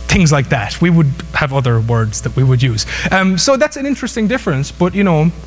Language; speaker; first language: English; native; English